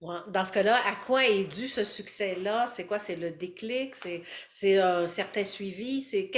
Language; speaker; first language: French; native; French